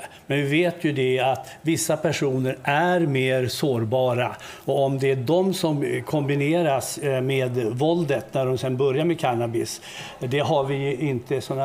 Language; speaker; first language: Swedish; native; Swedish